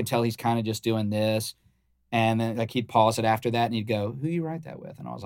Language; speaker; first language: English; native; English